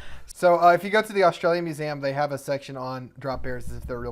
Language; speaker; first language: English; native; English